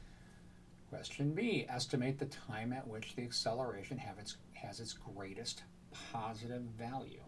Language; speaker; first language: English; native; English